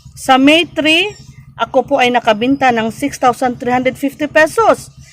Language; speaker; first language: Filipino; non-native, local second language; Cebuano